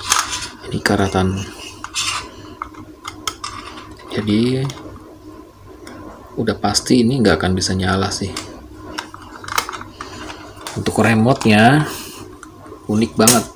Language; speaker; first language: Indonesian; native; Indonesian